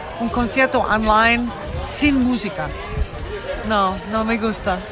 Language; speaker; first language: Spanish; non-native, learner; English